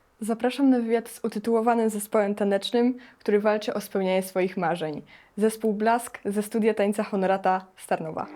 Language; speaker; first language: Polish; native; Polish